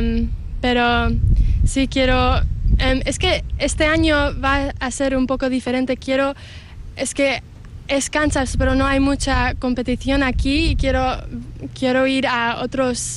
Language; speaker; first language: Spanish; early bilingual, heritage; Spanish